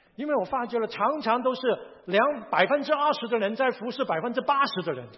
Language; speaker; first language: Chinese; non-native, local second language; Cantonese